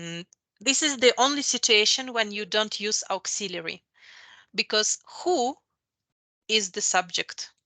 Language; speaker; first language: English; non-native, fluent; Russian